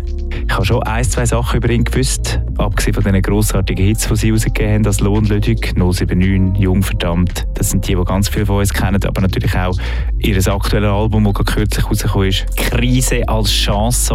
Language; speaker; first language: German; native; German